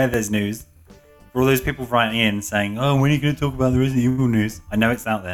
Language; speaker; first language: English; native; English